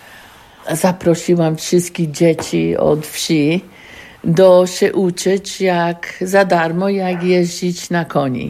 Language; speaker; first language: Polish; non-native, learner; English